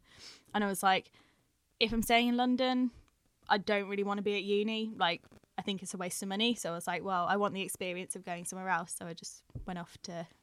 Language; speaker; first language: English; native; English